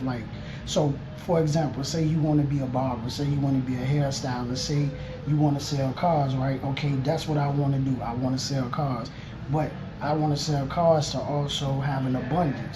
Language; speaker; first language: English; native; English